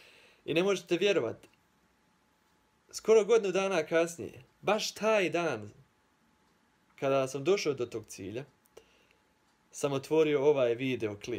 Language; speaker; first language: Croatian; early bilingual, heritage; Croatian